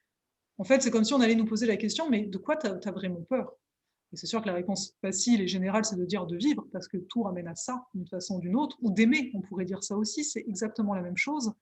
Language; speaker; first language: French; native; French